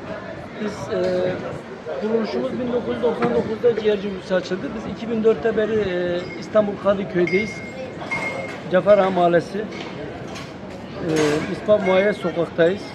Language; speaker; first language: Turkish; native; Turkish